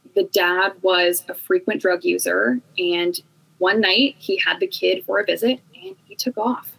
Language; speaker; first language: English; native; English